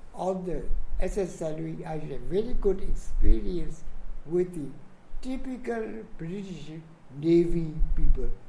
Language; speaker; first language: English; non-native, fluent; Burmese